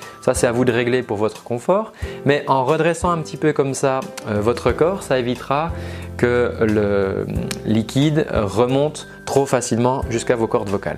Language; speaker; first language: French; native; French